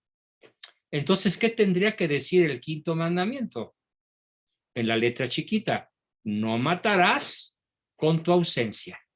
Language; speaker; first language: Spanish; native; Spanish